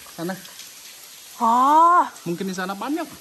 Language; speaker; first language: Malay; non-native, fluent; Chinese